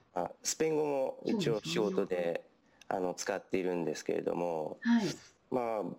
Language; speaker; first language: Japanese; native; Japanese